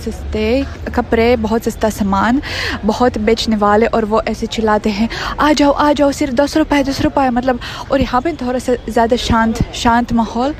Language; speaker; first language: Hindi; non-native, fluent; Russian